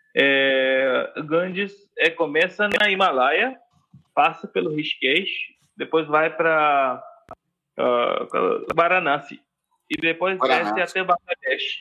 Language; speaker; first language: Portuguese; non-native, fluent; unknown